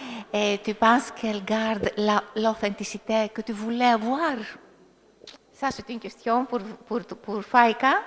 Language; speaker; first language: French; non-native, fluent; Greek